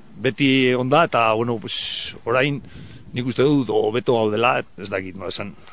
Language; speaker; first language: Basque; non-native, local second language; Spanish